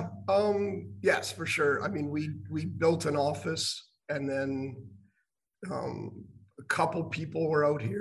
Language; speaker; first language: English; native; English